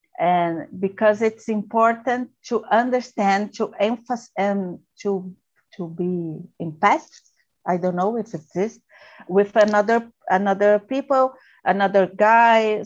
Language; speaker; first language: English; non-native, learner; Portuguese